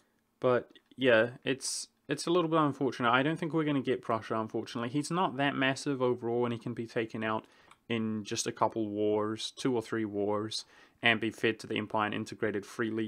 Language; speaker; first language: English; native; English